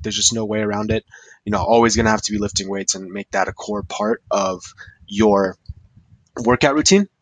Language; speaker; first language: English; native; English